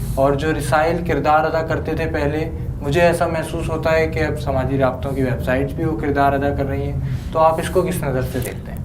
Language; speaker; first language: Urdu; native; Urdu